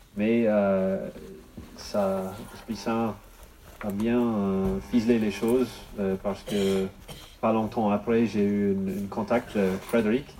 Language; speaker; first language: French; non-native, fluent; English